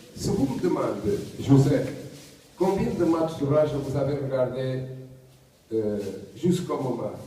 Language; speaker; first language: French; non-native, learner; Portuguese